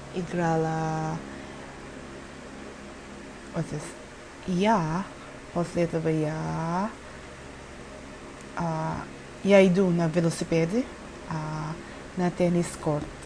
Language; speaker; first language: Russian; non-native, learner; English